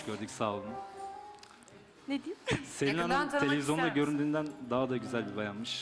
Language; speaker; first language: Turkish; native; Turkish